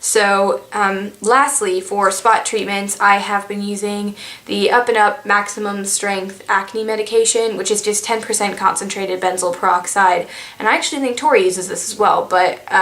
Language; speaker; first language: English; native; English